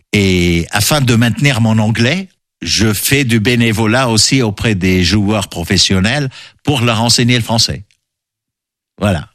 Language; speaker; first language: French; non-native, local second language; Arabic